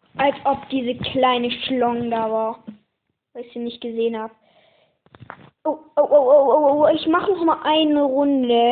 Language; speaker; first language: German; native; German